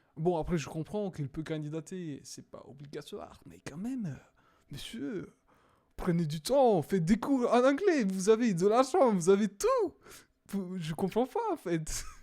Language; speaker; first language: French; non-native, fluent; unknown